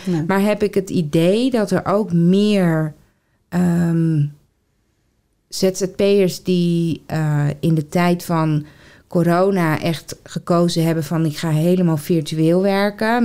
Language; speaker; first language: Dutch; native; Dutch